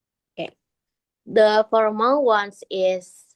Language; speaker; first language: English; non-native, learner; Indonesian